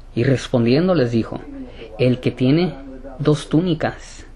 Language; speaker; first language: Spanish; native; Spanish